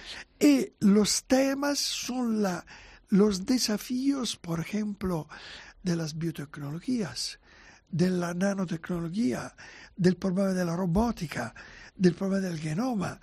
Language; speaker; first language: Spanish; non-native, fluent; Italian